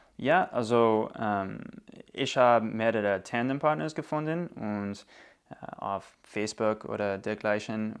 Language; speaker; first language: German; non-native, learner; English